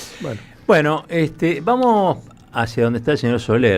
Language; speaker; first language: Spanish; native; Spanish